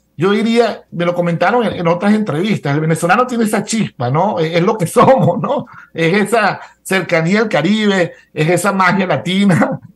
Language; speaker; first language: Spanish; native; Spanish